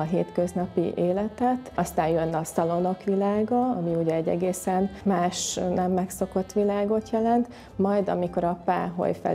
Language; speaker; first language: Hungarian; native; Hungarian